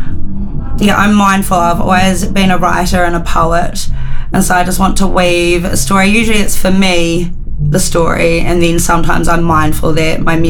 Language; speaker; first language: English; native; English